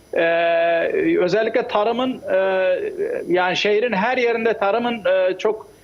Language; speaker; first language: Turkish; native; Turkish